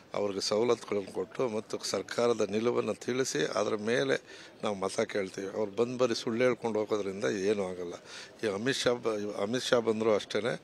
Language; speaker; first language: Kannada; native; Kannada